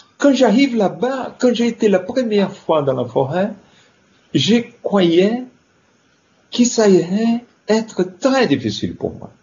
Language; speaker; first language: French; non-native, fluent; Portuguese